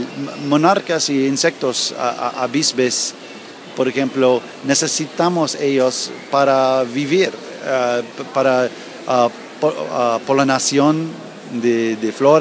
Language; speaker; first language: Spanish; non-native, learner; English